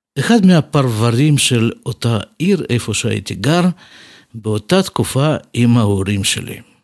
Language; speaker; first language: Hebrew; non-native, fluent; Russian